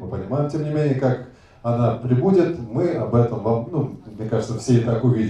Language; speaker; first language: Russian; native; Russian